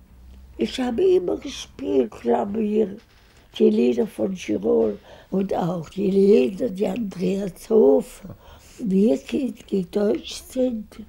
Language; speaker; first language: German; early bilingual, other home language; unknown